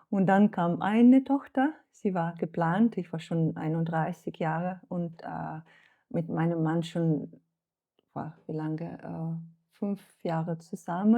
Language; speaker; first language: German; non-native, fluent; Slovenian